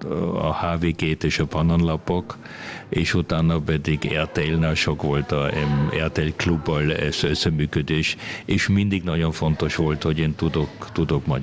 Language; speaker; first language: Hungarian; early bilingual, heritage; Hungarian